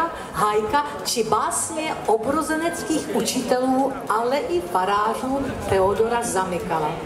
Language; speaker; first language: Czech; native; Czech